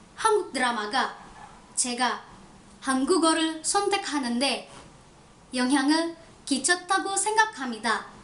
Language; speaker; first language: Korean; non-native, fluent; Indonesian